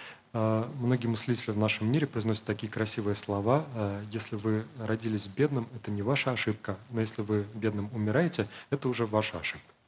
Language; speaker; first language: Russian; native; Russian